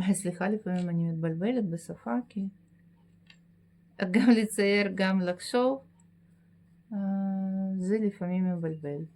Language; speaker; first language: Hebrew; non-native, fluent; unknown